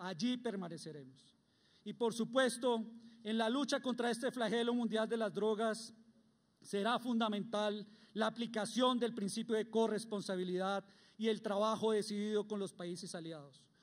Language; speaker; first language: Spanish; native; Spanish